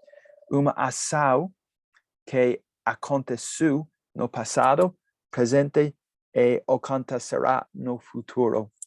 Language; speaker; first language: Portuguese; non-native, learner; English